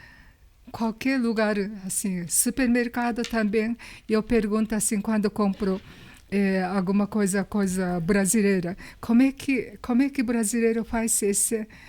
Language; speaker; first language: Portuguese; non-native, learner; Japanese